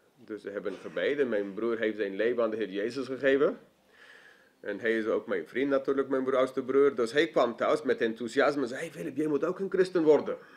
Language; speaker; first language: Dutch; non-native, fluent; English